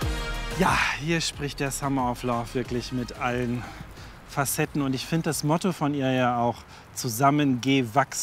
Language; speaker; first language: German; native; German